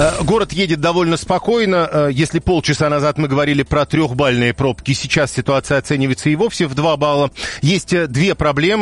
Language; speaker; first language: Russian; native; Russian